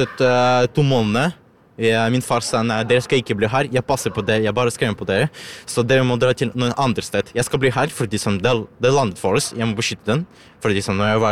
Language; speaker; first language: Norwegian; early bilingual, other home language; Ukrainian